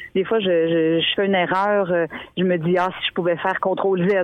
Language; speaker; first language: French; native; French